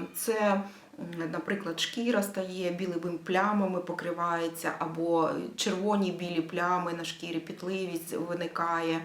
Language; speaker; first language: Ukrainian; native; Ukrainian